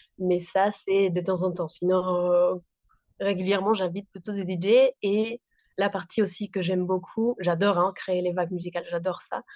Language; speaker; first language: French; non-native, fluent; Spanish